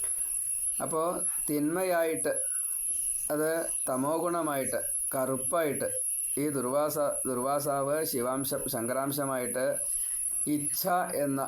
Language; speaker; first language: Malayalam; native; Malayalam